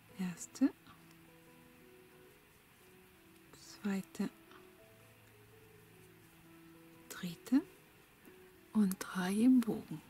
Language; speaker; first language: German; non-native, fluent; French